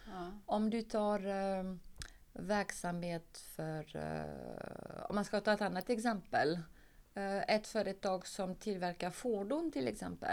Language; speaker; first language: Swedish; non-native, fluent; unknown